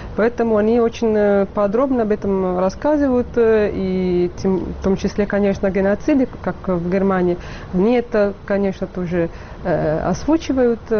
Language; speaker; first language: Russian; non-native, fluent; Italian